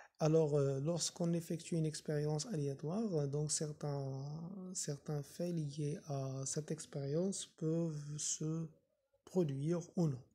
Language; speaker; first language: French; non-native, local second language; Arabic